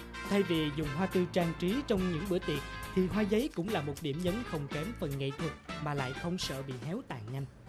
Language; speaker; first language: Vietnamese; native; Vietnamese